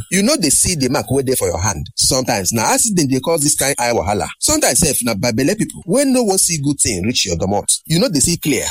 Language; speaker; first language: Nigerian Pidgin; native; Nigerian Pidgin